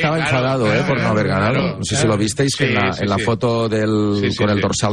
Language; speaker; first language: Spanish; native; Spanish